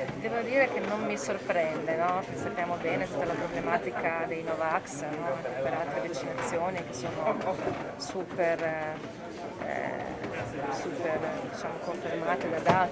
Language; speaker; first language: Italian; native; Italian